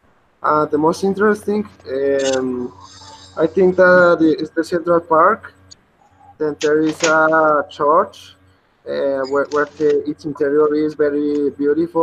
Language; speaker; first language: English; non-native, learner; Spanish